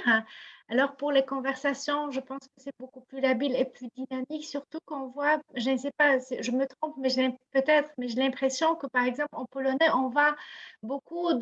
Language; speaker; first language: French; non-native, fluent; Polish